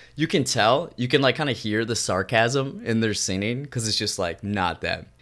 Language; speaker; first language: English; native; English